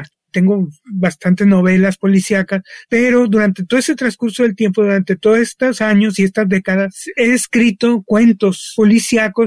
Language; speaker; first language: Spanish; native; Spanish